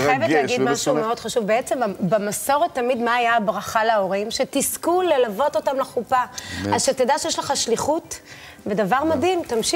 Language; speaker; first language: Hebrew; native; Hebrew